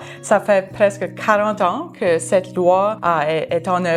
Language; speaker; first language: French; non-native, local second language; English